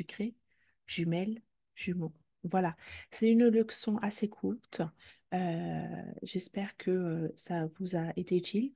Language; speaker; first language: French; native; French